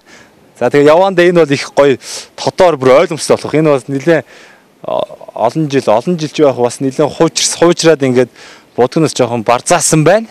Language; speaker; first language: Mongolian; native; Mongolian